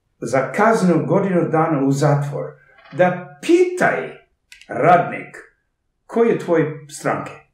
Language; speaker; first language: Serbian; early bilingual, heritage; Serbian